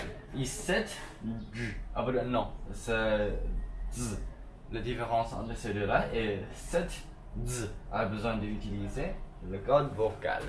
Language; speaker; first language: French; non-native, learner; Chinese